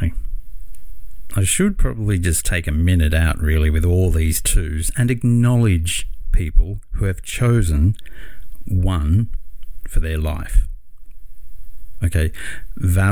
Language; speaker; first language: English; native; English